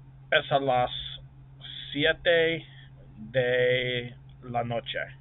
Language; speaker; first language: Spanish; non-native, learner; English